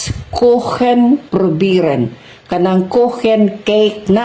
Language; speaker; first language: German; non-native, fluent; Cebuano